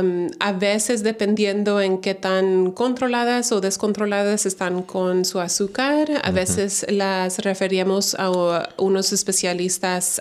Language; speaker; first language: Spanish; early bilingual, heritage; Spanish